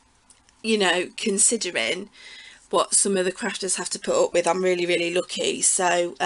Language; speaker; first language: English; native; English